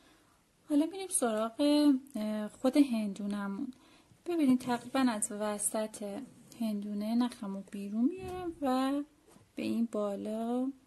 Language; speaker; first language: Persian; native; Persian